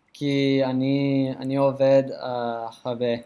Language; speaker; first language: Hebrew; non-native, learner; English